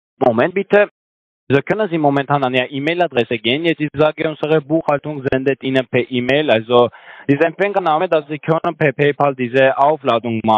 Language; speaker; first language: German; non-native, learner; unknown